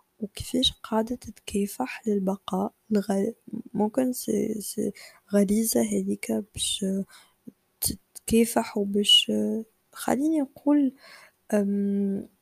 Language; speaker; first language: Arabic; native; Arabic